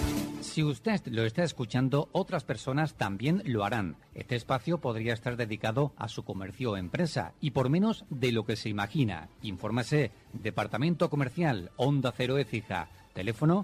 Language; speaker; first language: Spanish; native; Spanish